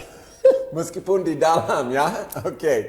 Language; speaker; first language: Indonesian; non-native, fluent; English